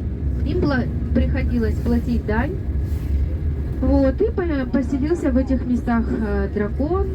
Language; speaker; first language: Russian; native; Russian